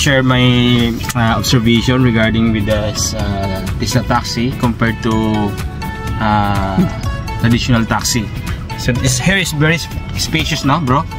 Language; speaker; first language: English; non-native, local second language; Filipino